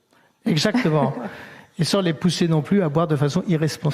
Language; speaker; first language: French; native; French